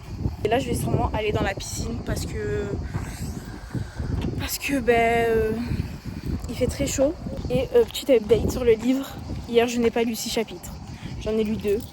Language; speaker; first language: French; native; French